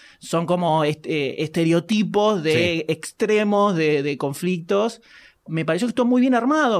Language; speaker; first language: Spanish; native; Spanish